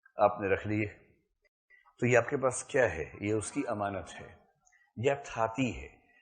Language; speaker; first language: Hindi; native; Hindi